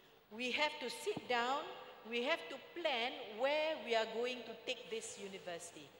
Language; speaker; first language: English; non-native, local second language; Malay